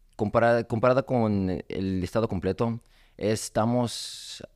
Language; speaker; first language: Spanish; early bilingual, heritage; Spanish